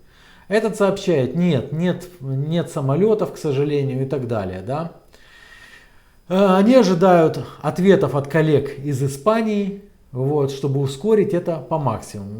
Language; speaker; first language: Russian; native; Russian